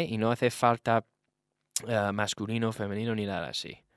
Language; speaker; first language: Spanish; non-native, fluent; English